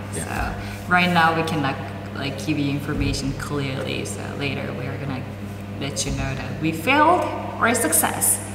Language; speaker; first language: English; non-native, fluent; Korean